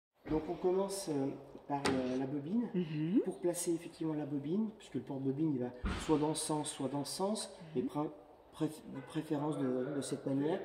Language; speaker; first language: French; native; French